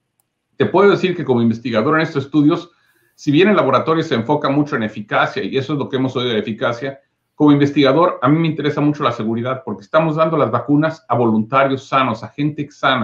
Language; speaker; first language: Spanish; native; Spanish